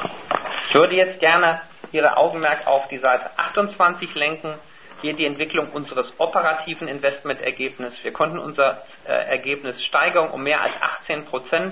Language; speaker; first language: German; native; German